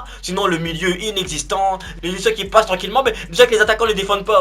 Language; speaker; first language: French; native; French